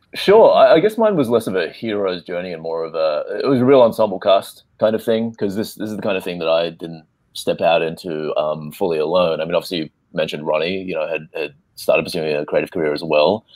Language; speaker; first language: English; native; English